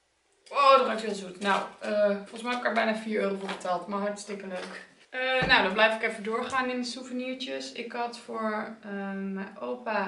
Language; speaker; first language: Dutch; native; Dutch